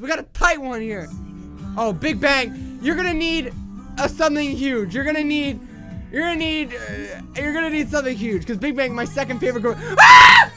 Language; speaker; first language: English; native; English